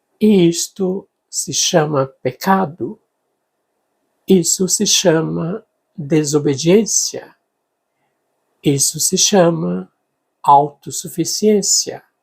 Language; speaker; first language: Portuguese; native; Portuguese